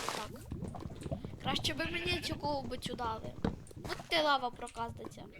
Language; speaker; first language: Ukrainian; native; Ukrainian